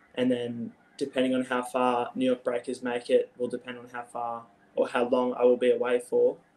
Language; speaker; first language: English; native; English